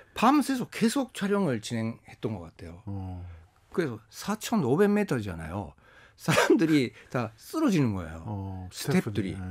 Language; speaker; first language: Korean; non-native, fluent; Japanese